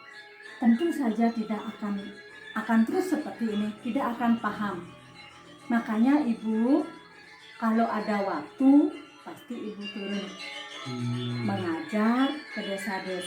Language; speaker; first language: Indonesian; non-native, local second language; Balinese